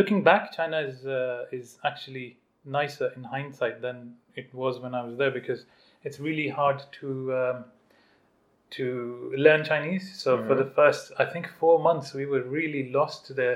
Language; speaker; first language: English; non-native, local second language; Urdu